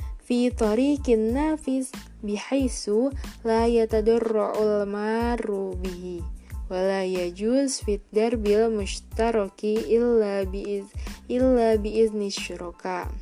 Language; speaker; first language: Arabic; non-native, fluent; Indonesian